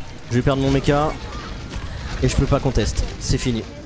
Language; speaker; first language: French; native; French